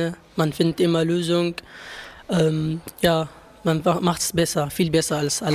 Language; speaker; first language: German; non-native, learner; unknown